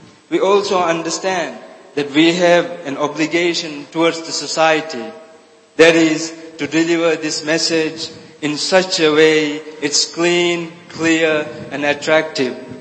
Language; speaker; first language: English; non-native, local second language; Divehi